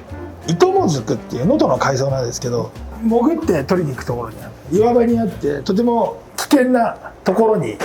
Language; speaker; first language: Japanese; native; Japanese